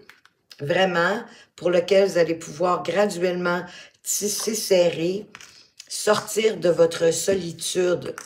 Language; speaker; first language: French; native; French